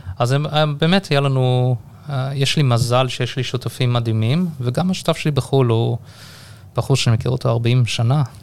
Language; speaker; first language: Hebrew; early bilingual, heritage; Hebrew